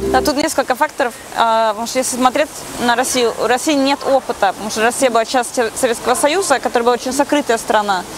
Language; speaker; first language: Russian; non-native, fluent; Swedish